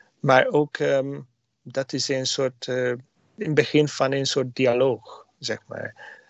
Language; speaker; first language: Dutch; non-native, learner; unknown